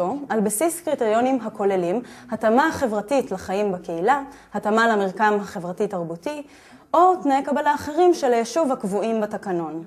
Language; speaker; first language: Hebrew; native; Hebrew